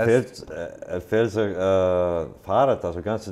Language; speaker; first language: German; non-native, fluent; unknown